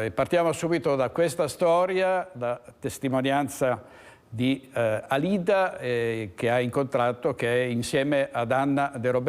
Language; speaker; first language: Italian; native; Italian